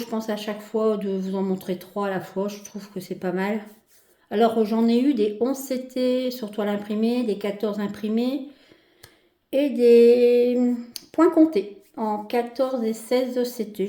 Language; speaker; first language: French; native; French